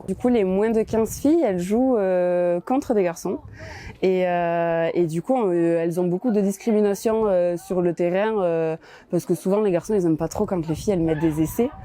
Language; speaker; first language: French; native; French